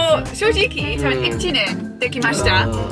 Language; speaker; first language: Japanese; non-native, learner; English